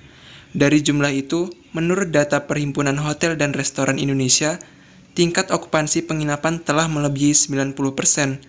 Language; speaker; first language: Indonesian; native; Indonesian